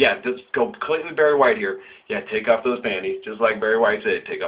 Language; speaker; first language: English; native; English